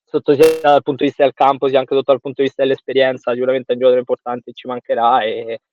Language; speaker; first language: Italian; native; Italian